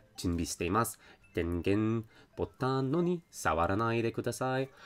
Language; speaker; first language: Japanese; non-native, learner; English